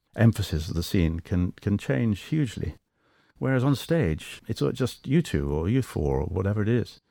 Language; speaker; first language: English; native; English